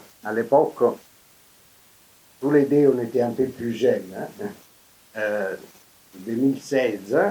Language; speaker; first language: French; non-native, fluent; Italian